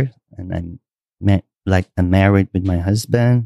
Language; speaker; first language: English; non-native, learner; Thai